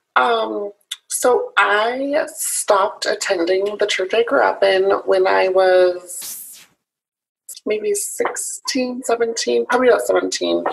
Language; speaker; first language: English; native; English